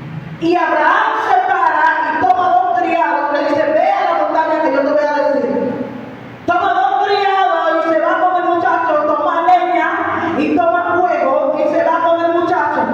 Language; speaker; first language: Spanish; native; Spanish